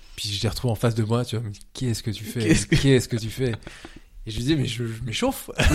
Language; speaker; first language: French; early bilingual, other home language; Vietnamese